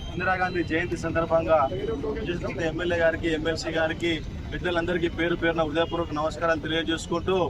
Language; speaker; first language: Telugu; native; Telugu